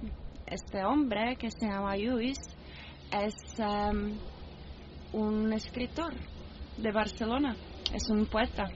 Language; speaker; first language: Spanish; non-native, learner; Czech